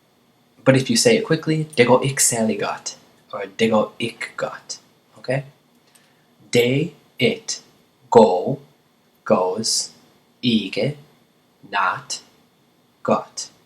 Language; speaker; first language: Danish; non-native, learner; English